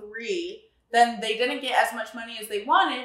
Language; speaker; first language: English; native; English